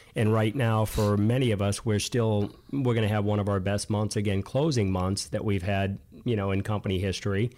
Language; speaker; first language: English; native; English